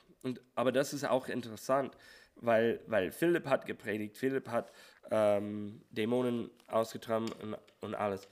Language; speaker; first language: German; non-native, learner; English